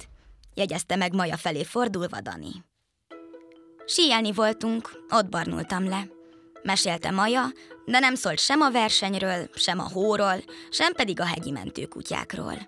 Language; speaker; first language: Hungarian; native; Hungarian